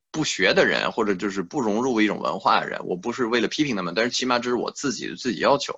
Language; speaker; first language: Chinese; non-native, fluent; French